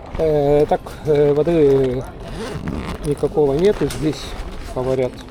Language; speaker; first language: Russian; non-native, local second language; Estonian